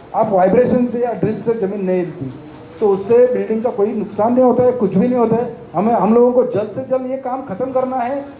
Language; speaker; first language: Hindi; non-native, local second language; Marathi